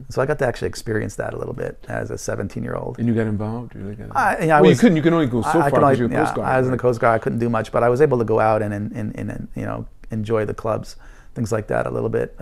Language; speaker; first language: English; native; English